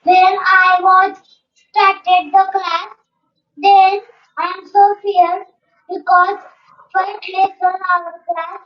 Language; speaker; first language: English; non-native, learner; Marathi